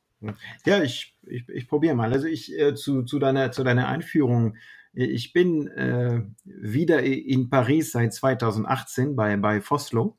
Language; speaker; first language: German; non-native, fluent; French